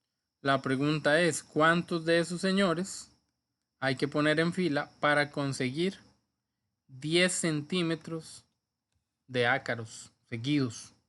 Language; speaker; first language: Spanish; native; Spanish